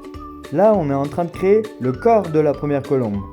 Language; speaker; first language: French; native; French